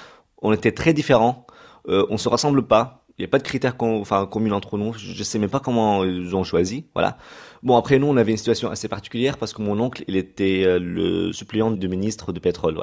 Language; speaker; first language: French; non-native, fluent; Arabic